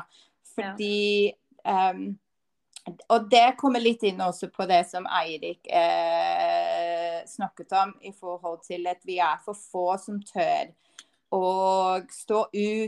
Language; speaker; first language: Norwegian; non-native, fluent; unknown